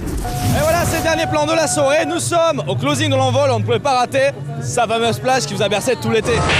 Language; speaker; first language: French; native; French